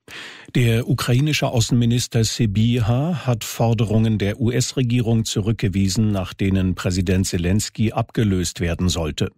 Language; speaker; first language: German; native; German